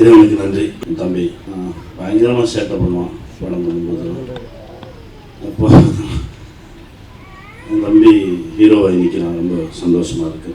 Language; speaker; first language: Tamil; native; Tamil